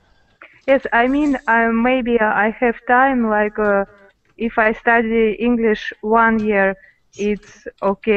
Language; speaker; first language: English; non-native, learner; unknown